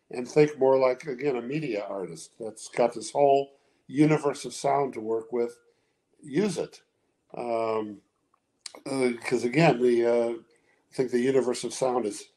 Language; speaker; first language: English; native; English